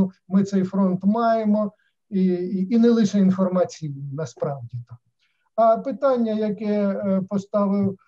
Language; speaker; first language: Ukrainian; native; Ukrainian